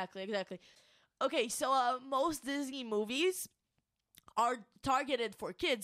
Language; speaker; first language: English; non-native, fluent; Portuguese